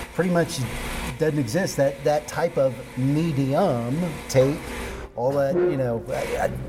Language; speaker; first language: English; native; English